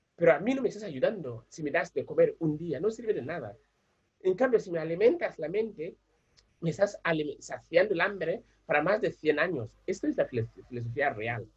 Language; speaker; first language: Spanish; non-native, fluent; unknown